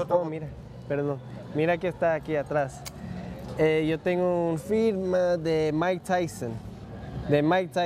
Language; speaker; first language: Spanish; early bilingual, heritage; English